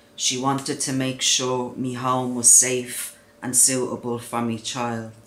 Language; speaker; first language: English; native; English